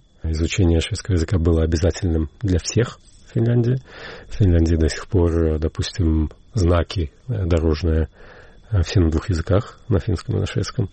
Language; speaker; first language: Russian; native; Russian